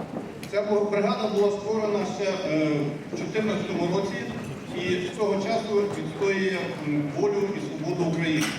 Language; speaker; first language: Ukrainian; native; Ukrainian